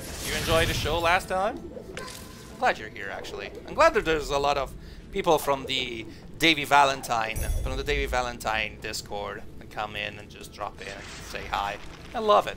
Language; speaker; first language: English; non-native, fluent; Italian